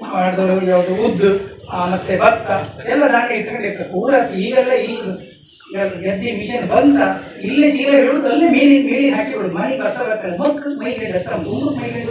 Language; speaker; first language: Kannada; native; Kannada